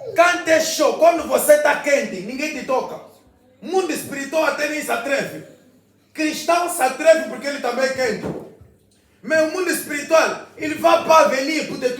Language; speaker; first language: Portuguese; non-native, fluent; Lingala